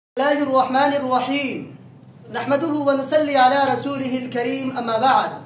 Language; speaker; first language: Arabic; non-native, learner; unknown